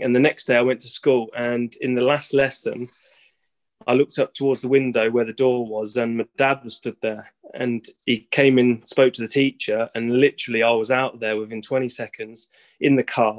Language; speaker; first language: English; native; English